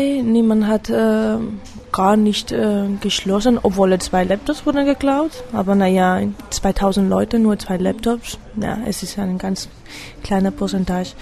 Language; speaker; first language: German; non-native, fluent; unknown